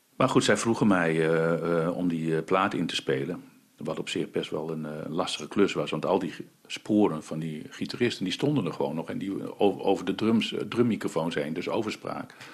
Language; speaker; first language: Dutch; early bilingual, other home language; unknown